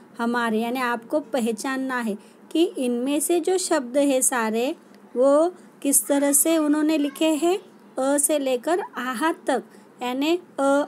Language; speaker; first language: Hindi; non-native, local second language; Marathi